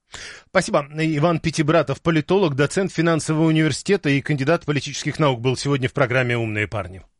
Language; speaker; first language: Russian; native; Russian